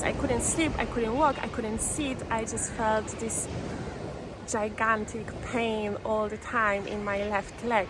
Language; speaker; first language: English; non-native, fluent; Polish